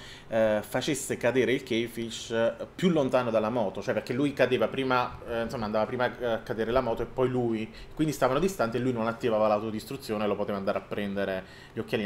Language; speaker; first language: Italian; native; Italian